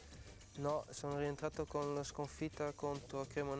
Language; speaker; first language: Italian; non-native, fluent; Dutch